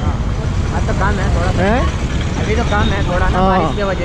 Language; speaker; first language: Hindi; native; Hindi